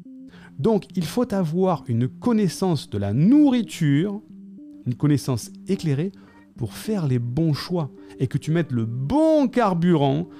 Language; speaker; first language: French; native; French